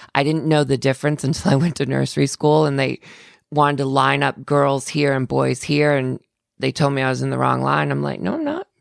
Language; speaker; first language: English; native; English